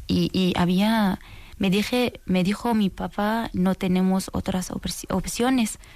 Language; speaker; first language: Spanish; non-native, learner; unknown